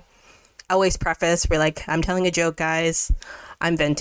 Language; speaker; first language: English; native; English